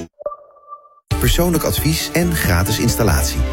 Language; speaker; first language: Dutch; native; Dutch